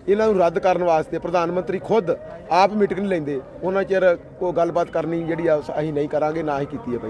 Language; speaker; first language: Hindi; non-native, local second language; Punjabi